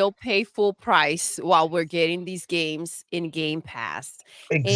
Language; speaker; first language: English; native; English